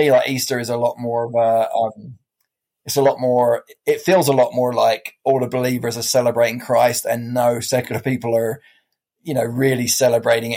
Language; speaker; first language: English; native; English